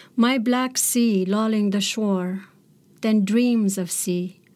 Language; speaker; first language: English; non-native, fluent; Romanian